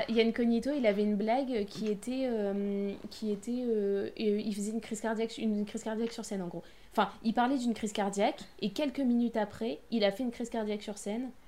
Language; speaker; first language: French; native; French